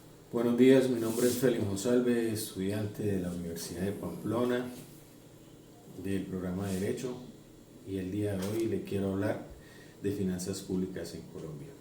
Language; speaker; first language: Spanish; native; Spanish